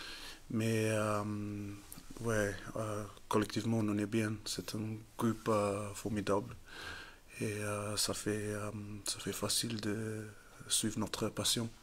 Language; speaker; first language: French; non-native, fluent; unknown